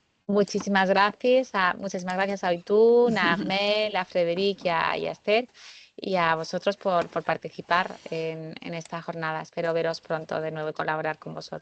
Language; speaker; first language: Spanish; native; Spanish